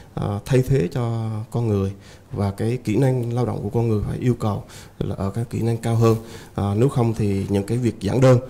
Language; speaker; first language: Vietnamese; native; Vietnamese